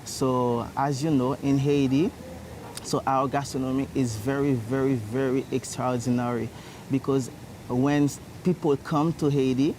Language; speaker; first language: English; non-native, learner; Haitian Creole